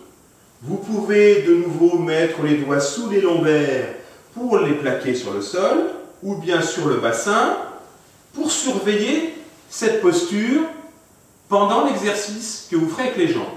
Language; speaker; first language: French; native; French